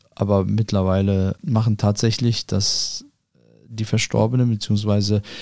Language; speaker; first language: German; early bilingual, other home language; Arabic